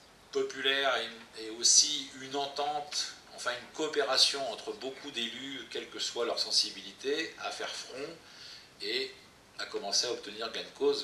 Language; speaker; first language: French; native; French